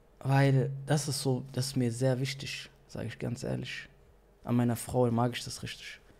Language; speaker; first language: German; early bilingual, other home language; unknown